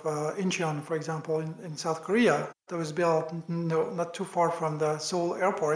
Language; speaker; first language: English; non-native, fluent; French